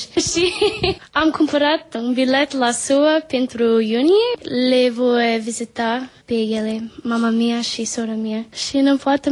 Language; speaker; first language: Romanian; non-native, learner; English